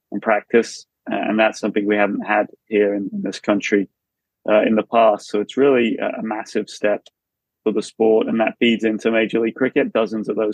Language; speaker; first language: English; native; English